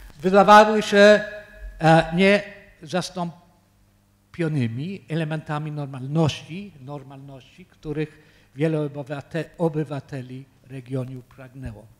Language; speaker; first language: Polish; early bilingual, heritage; Polish